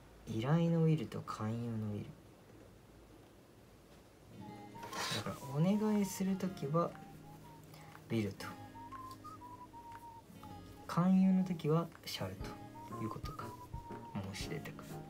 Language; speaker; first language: Japanese; native; Japanese